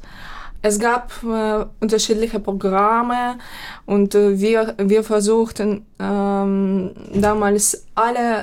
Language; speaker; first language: German; non-native, fluent; Ukrainian